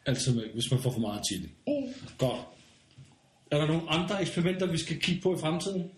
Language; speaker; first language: Danish; native; Danish